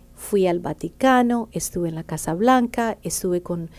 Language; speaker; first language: Spanish; native; Spanish